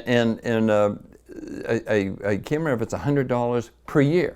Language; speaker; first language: English; native; English